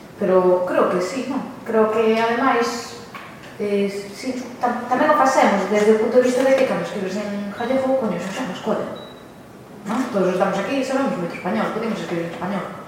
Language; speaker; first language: Galician; native; Galician